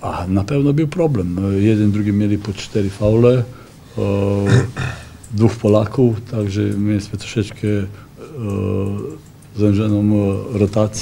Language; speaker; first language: Polish; non-native, fluent; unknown